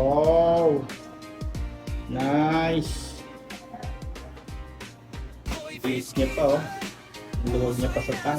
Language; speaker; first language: Filipino; native; Filipino